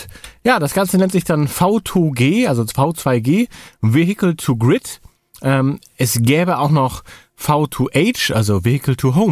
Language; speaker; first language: German; native; German